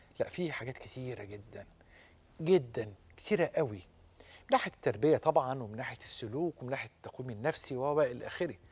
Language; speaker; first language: Arabic; native; Arabic